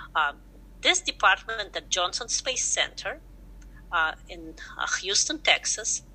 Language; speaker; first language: English; non-native, fluent; Russian